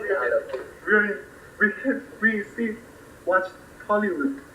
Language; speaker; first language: English; non-native, learner; Korean